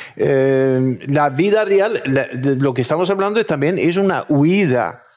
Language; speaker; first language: Spanish; non-native, fluent; Swedish